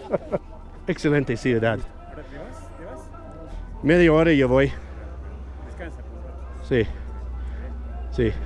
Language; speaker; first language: Spanish; non-native, learner; English